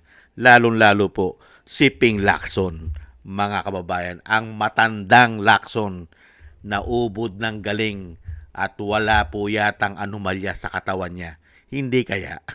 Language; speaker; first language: Filipino; native; Filipino